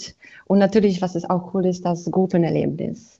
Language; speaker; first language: German; non-native, fluent; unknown